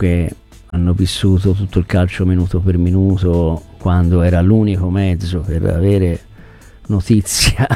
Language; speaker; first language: Italian; native; Italian